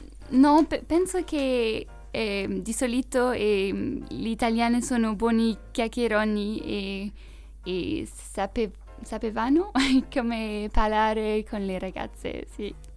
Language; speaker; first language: Italian; non-native, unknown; French